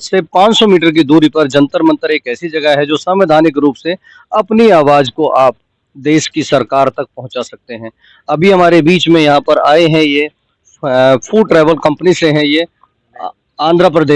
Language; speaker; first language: Hindi; native; Hindi